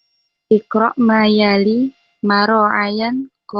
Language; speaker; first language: Arabic; non-native, learner; Indonesian